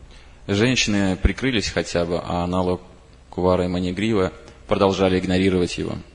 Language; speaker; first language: Russian; native; Russian